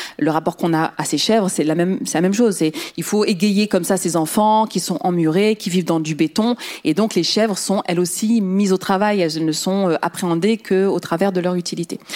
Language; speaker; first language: French; early bilingual, other home language; Riffian